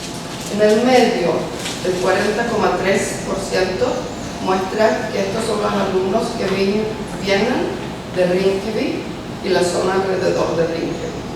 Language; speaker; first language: Spanish; early bilingual, heritage; Spanish